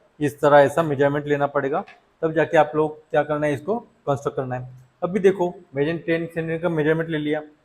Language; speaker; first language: Hindi; non-native, local second language; Marathi